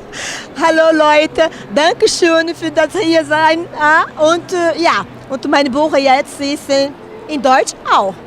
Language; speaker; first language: German; non-native, learner; Portuguese